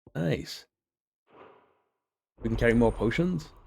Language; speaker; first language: English; native; English